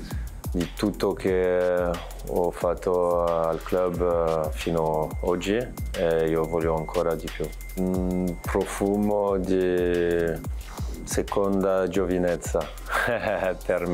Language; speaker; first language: Italian; non-native, fluent; French